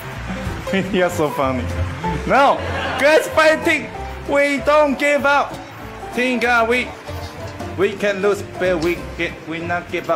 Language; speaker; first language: English; non-native, learner; Chinese